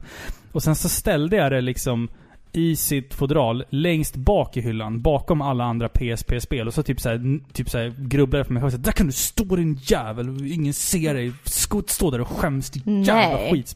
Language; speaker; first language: Swedish; native; Swedish